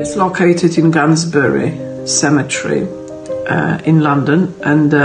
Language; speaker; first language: English; non-native, fluent; Polish